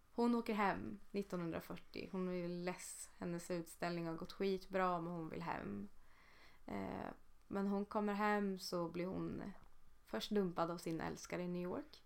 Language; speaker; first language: Swedish; native; Swedish